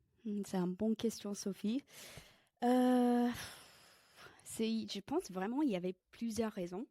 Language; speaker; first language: French; non-native, fluent; English